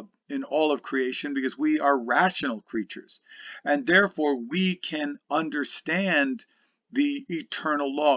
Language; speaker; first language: English; native; English